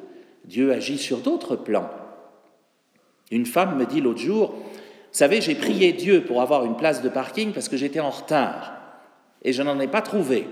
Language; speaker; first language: French; native; French